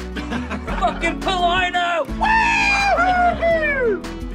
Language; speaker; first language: English; native; English